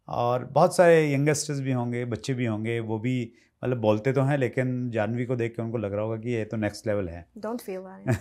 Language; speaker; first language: Hindi; native; Hindi